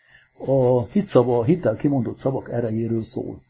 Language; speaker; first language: Hungarian; native; Hungarian